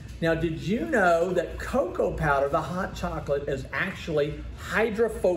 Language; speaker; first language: English; native; English